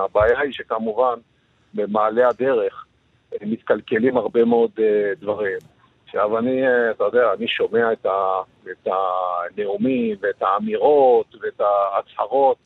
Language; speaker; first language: Hebrew; native; Hebrew